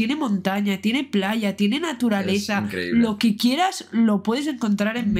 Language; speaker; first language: Spanish; native; Spanish